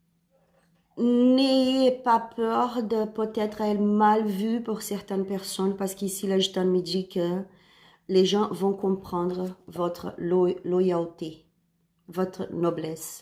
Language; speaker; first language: French; non-native, learner; Spanish